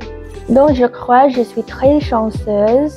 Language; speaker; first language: French; non-native, learner; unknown